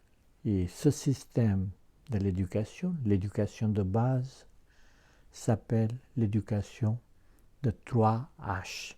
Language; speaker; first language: French; non-native, fluent; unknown